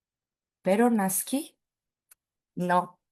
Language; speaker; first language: Spanish; non-native, fluent; Portuguese